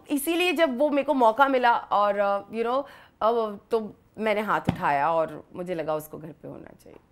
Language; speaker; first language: Hindi; native; Hindi